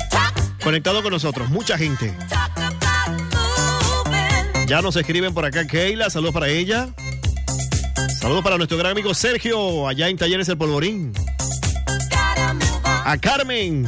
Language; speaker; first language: Spanish; native; Spanish